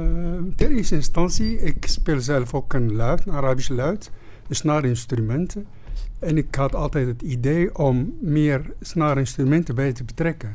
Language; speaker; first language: Dutch; non-native, fluent; Arabic